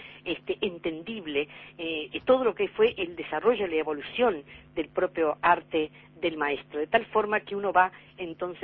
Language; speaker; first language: Spanish; native; Spanish